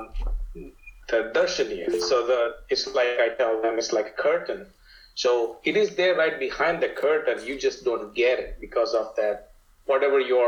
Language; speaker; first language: English; non-native, local second language; Gujarati